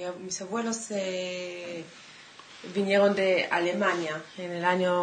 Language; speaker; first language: Spanish; non-native, fluent; Hebrew